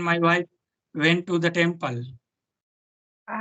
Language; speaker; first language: English; non-native, learner; Gujarati